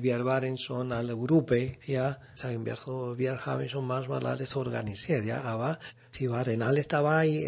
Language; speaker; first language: German; non-native, learner; Spanish